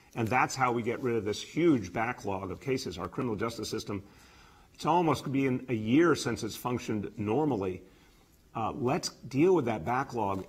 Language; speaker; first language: English; native; English